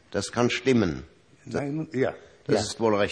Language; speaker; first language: German; native; German